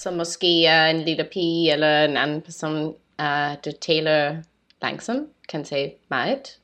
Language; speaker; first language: Danish; non-native, learner; English